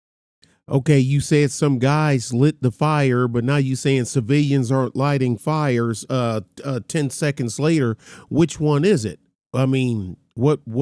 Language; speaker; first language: English; native; English